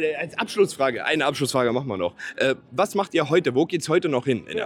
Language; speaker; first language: German; native; German